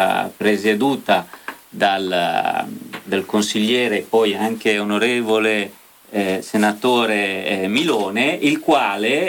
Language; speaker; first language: Italian; native; Italian